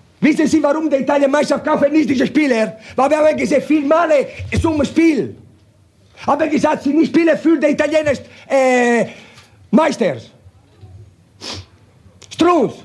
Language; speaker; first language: German; non-native, learner; Italian